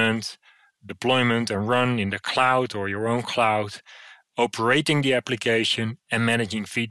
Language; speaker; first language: English; non-native, fluent; Dutch